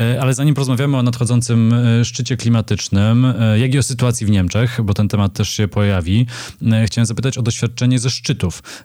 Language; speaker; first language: Polish; native; Polish